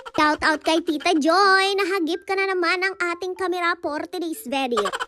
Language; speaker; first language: Filipino; non-native, local second language; Cebuano